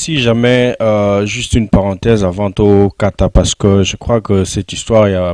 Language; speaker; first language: French; non-native, local second language; Lingala